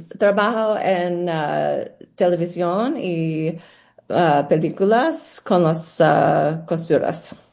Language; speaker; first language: Spanish; non-native, learner; English